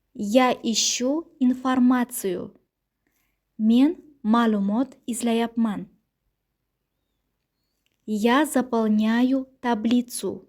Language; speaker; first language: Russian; non-native, local second language; Uzbek